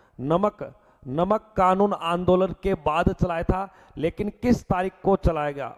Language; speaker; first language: Hindi; native; Hindi